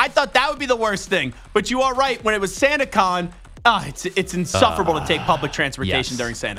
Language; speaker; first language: English; native; English